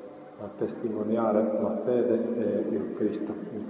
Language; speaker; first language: Italian; non-native, fluent; Croatian